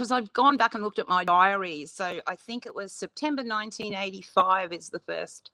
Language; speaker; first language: English; native; English